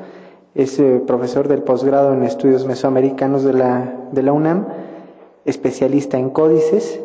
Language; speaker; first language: Spanish; native; Spanish